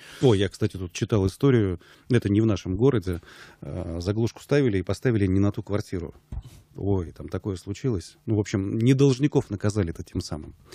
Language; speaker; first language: Russian; native; Russian